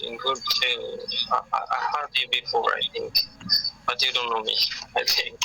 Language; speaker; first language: English; non-native, learner; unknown